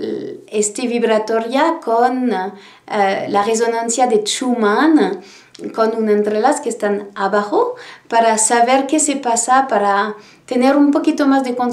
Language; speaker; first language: Spanish; non-native, learner; French